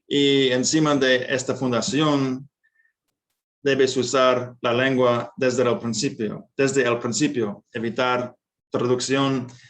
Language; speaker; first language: Spanish; non-native, fluent; English